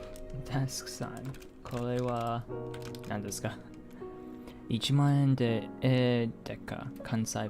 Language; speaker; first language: Japanese; non-native, learner; English